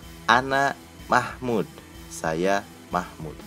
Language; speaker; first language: Arabic; non-native, fluent; Indonesian